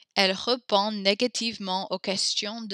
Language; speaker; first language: French; non-native, learner; English